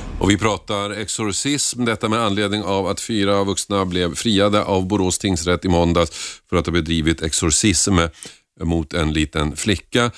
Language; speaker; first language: Swedish; native; Swedish